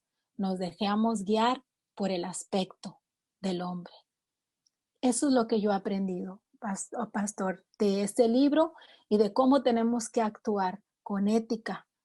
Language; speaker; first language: Spanish; native; Spanish